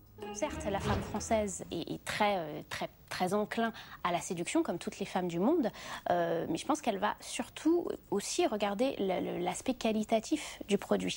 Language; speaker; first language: French; native; French